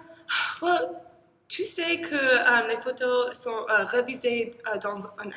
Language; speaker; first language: French; non-native, learner; English